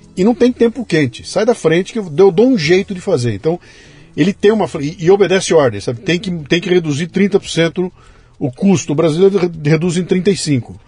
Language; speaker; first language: Portuguese; native; Portuguese